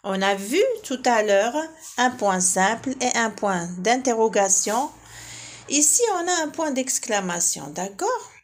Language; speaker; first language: French; non-native, local second language; Arabic